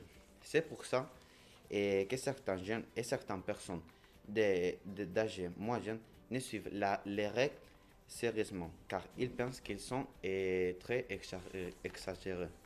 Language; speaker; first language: French; non-native, learner; Spanish